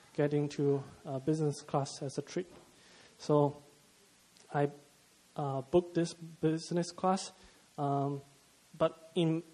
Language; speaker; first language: English; non-native, fluent; Chinese